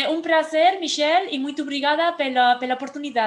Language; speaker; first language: Portuguese; non-native, fluent; Spanish